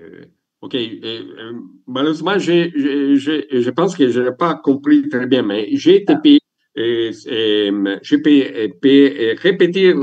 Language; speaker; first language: French; non-native, learner; Italian